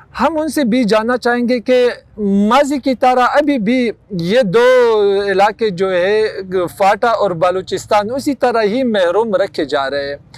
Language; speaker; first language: Urdu; non-native, local second language; Pashto